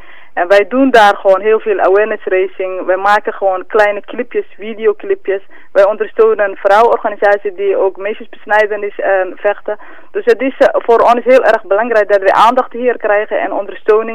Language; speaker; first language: Dutch; non-native, fluent; Somali